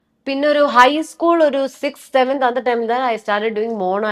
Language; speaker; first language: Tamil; non-native, learner; Malayalam